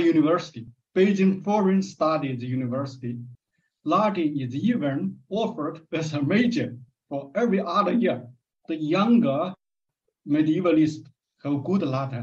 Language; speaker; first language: English; non-native, fluent; Chinese